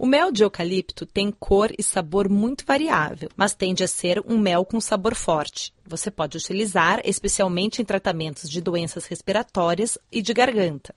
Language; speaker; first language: Portuguese; native; Portuguese